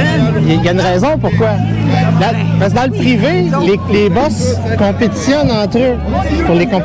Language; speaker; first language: French; native; French